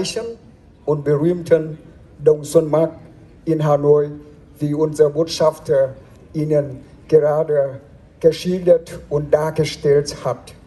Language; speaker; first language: German; non-native, fluent; Vietnamese